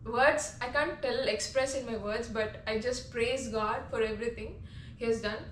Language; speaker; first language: English; non-native, local second language; Kannada